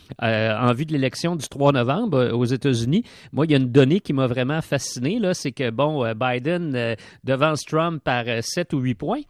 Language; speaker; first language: French; native; French